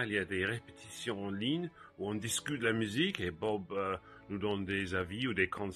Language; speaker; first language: French; non-native, fluent; English